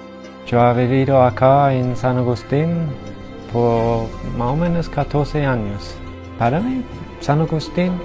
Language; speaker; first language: Spanish; non-native, fluent; English